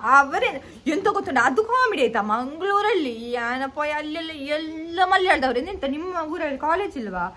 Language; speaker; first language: Kannada; non-native, local second language; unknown